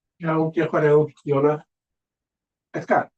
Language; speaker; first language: Welsh; native; Welsh